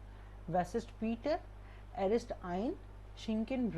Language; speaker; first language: German; non-native, learner; Hindi